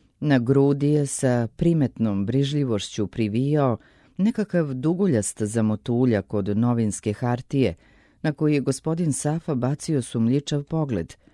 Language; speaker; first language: Serbian; native; Serbian